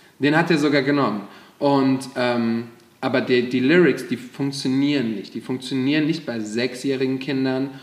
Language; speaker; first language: German; native; German